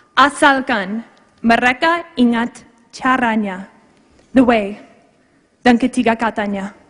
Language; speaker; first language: Malay; non-native, fluent; English